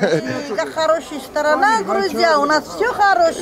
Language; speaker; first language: Russian; non-native, learner; Georgian